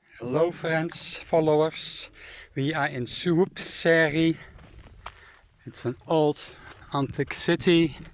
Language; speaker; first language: English; non-native, learner; Dutch